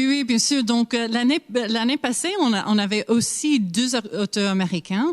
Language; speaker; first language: French; non-native, fluent; English